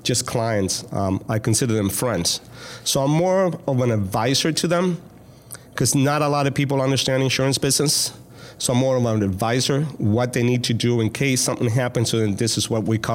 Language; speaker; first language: English; early bilingual, other home language; Spanish